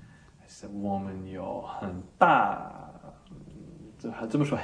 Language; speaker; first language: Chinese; non-native, learner; English